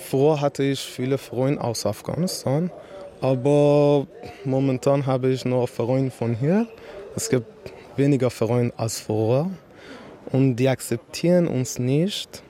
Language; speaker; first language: German; non-native, learner; Persian